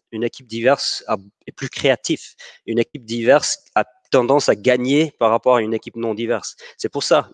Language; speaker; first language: French; non-native, fluent; English